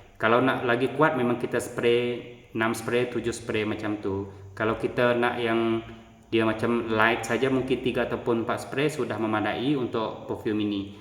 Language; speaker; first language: Malay; native; Malay